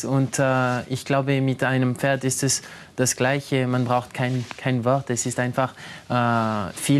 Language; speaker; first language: German; non-native, local second language; French